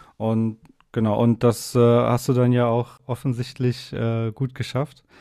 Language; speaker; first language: German; native; German